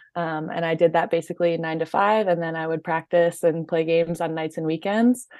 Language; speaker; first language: English; native; English